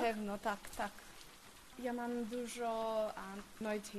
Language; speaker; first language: Polish; early bilingual, heritage; English